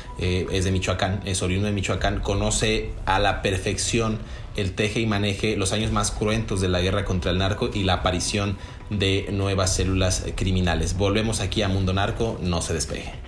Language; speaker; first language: Spanish; native; Spanish